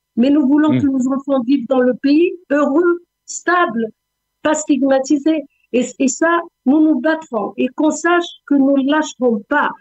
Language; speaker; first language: French; non-native, local second language; Arabic